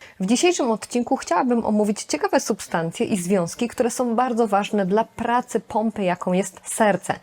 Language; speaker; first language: Polish; native; Polish